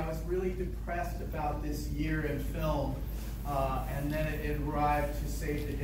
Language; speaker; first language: English; native; English